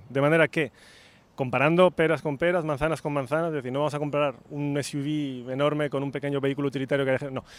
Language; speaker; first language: Spanish; native; Spanish